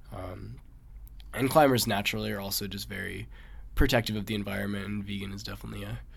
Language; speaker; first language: English; native; English